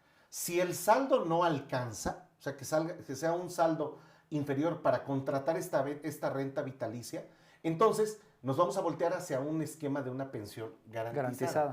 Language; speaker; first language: Spanish; native; Spanish